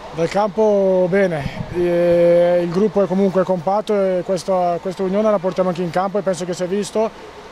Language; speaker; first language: Italian; native; Italian